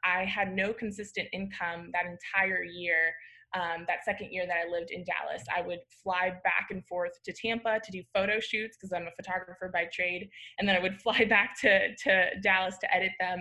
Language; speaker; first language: English; native; English